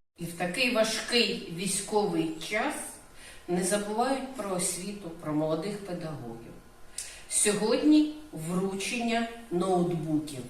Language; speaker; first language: Ukrainian; native; Ukrainian